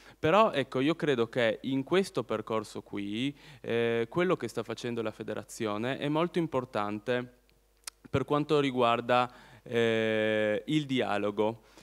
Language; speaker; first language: Italian; native; Italian